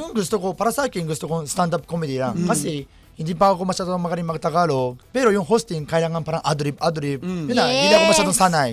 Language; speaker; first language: Filipino; non-native, learner; Japanese